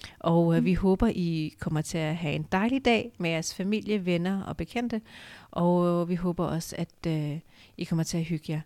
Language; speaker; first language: Danish; early bilingual, other home language; Urdu